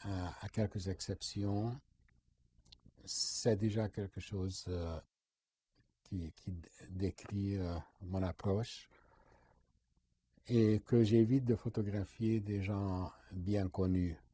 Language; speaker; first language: French; non-native, fluent; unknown